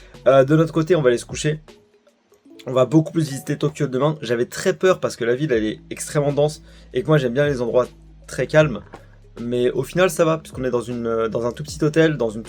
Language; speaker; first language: French; native; French